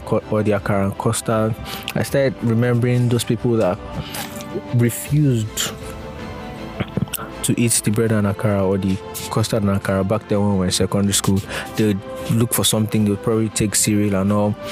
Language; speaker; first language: English; non-native, local second language; Yoruba